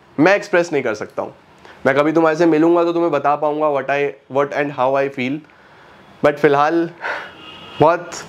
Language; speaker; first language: Hindi; native; Hindi